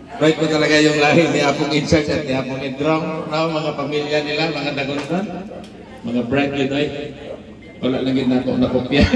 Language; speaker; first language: Filipino; non-native, local second language; Cebuano